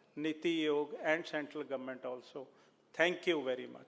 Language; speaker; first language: English; non-native, local second language; Punjabi